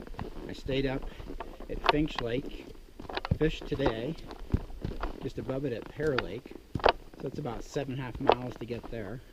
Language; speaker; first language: English; native; English